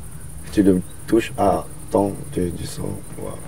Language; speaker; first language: French; non-native, learner; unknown